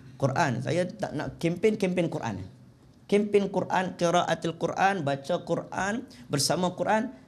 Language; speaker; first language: Malay; native; Malay